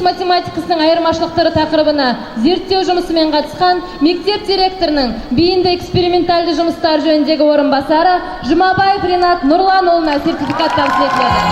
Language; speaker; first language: Kazakh; native; Kazakh